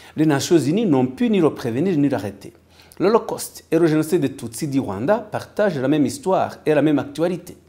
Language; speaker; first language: French; non-native, local second language; Kinyarwanda